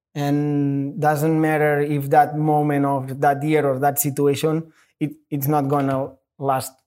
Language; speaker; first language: English; non-native, fluent; Spanish